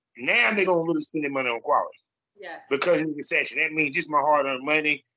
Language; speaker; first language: English; native; English